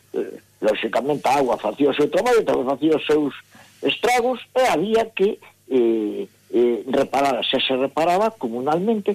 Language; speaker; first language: Galician; native; Galician